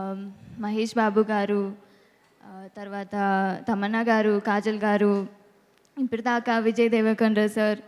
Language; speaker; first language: Telugu; non-native, local second language; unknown